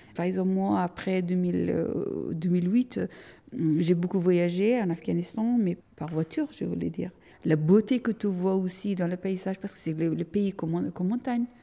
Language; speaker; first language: French; non-native, fluent; Persian